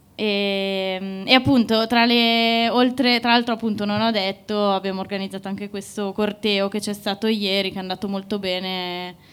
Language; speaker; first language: Italian; native; Italian